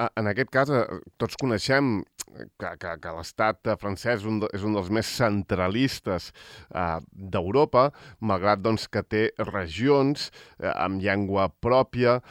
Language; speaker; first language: Catalan; native; Catalan